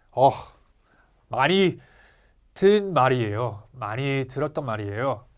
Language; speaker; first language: Korean; non-native, fluent; English